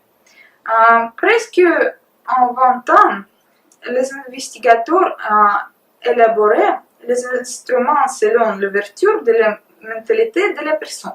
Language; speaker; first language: French; non-native, learner; Russian